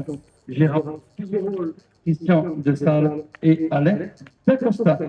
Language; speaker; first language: French; native; French